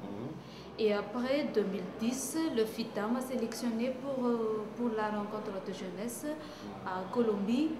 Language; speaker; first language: French; non-native, local second language; Malagasy